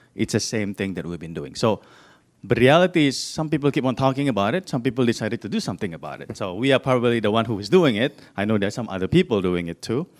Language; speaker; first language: English; non-native, fluent; Indonesian